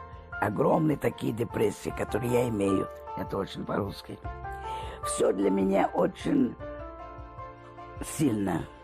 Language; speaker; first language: Russian; early bilingual, heritage; Russian